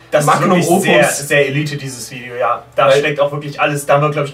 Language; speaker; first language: German; native; German